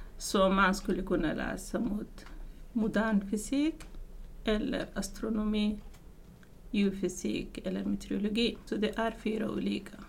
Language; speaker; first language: Swedish; non-native, fluent; Arabic